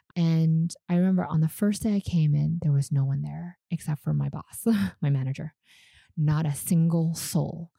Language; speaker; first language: English; non-native, fluent; Vietnamese